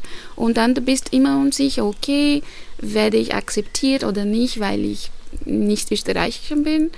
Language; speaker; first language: German; non-native, fluent; Portuguese